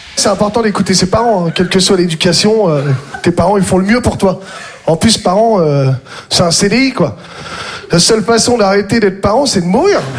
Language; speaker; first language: French; native; French